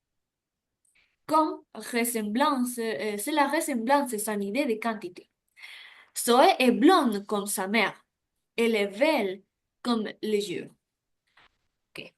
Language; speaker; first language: French; non-native, learner; Spanish